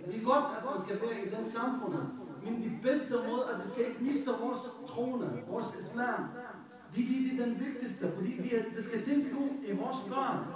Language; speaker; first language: Danish; non-native, fluent; Arabic